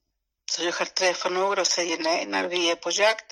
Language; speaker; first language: Swedish; non-native, fluent; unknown